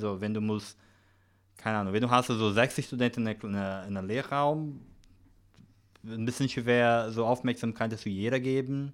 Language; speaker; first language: German; non-native, learner; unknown